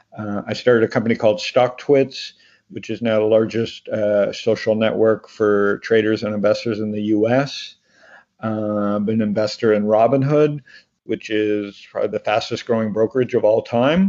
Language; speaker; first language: English; native; English